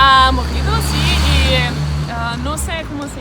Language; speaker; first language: Spanish; non-native, learner; Danish